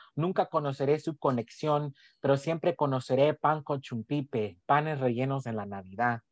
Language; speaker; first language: Spanish; early bilingual, heritage; Spanish